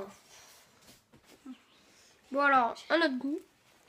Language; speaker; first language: French; native; French